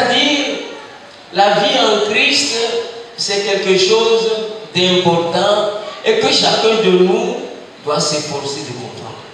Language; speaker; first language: French; non-native, local second language; Ewe